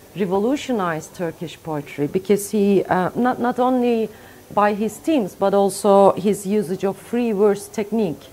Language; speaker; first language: English; non-native, fluent; Turkish